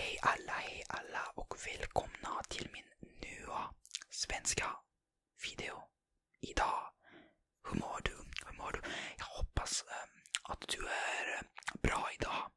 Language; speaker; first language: Swedish; non-native, learner; Finnish